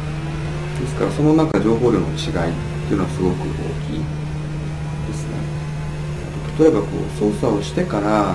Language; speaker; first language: Japanese; native; Japanese